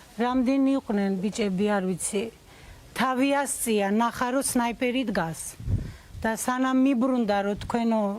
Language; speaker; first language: Georgian; non-native, local second language; Azerbaijani